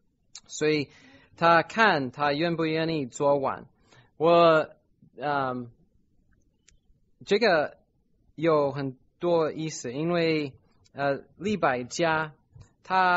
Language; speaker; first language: Chinese; non-native, fluent; English